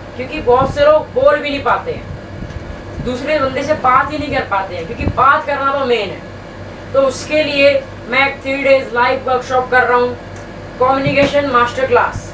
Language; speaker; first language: Hindi; native; Hindi